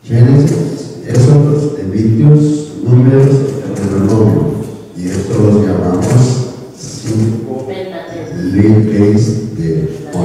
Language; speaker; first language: Spanish; non-native, learner; Korean